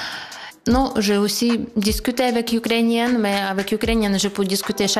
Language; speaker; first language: French; non-native, learner; Ukrainian